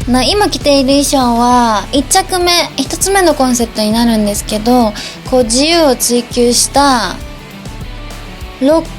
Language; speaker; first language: Japanese; native; Japanese